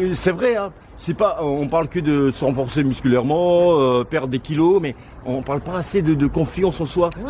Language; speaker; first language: French; non-native, fluent; Georgian